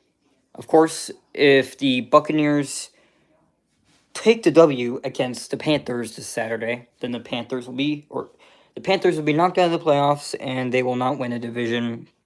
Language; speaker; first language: English; native; English